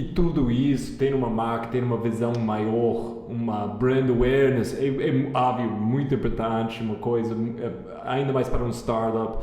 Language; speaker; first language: Portuguese; non-native, fluent; English